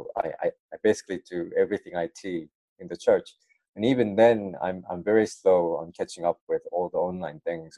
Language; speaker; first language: English; native; English